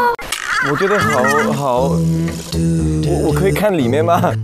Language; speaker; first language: Chinese; non-native, learner; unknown